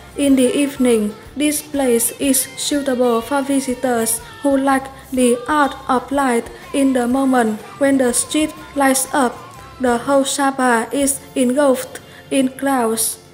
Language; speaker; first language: English; non-native, fluent; Vietnamese